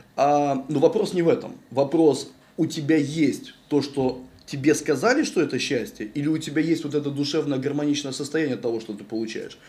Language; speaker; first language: Russian; native; Russian